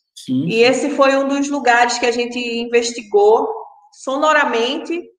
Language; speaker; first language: Portuguese; native; Portuguese